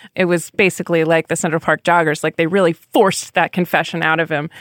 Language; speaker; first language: English; native; English